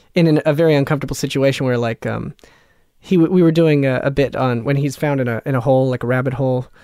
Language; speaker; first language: English; early bilingual, other home language; Italian